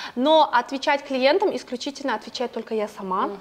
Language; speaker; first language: Russian; non-native, local second language; Kazakh